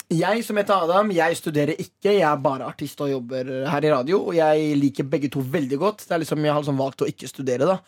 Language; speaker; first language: Norwegian; early bilingual, other home language; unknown